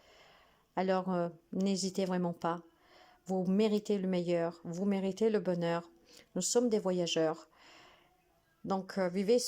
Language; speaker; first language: French; non-native, fluent; Italian